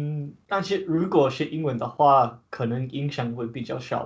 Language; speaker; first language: Chinese; non-native, learner; English